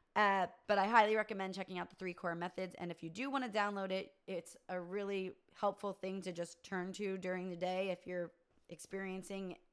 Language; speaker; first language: English; native; English